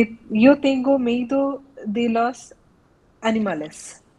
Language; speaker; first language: Spanish; non-native, learner; Bangla